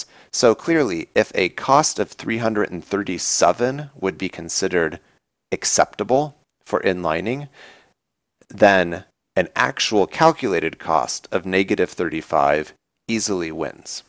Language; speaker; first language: English; native; English